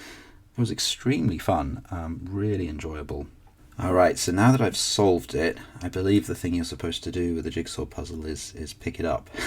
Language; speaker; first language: English; native; English